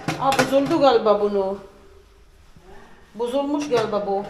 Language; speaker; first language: Turkish; non-native, learner; Filipino